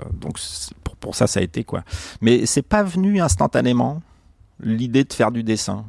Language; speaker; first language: French; native; French